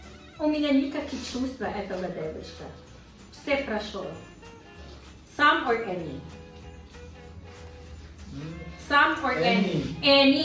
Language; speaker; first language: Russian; non-native, learner; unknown